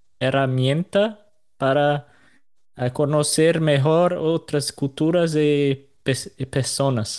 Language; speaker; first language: Spanish; non-native, learner; Portuguese